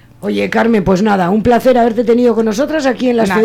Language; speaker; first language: Spanish; native; Spanish